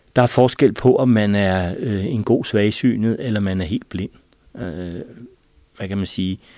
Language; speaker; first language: Danish; native; Danish